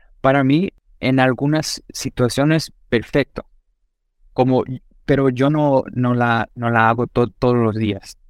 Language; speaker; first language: Spanish; non-native, fluent; Portuguese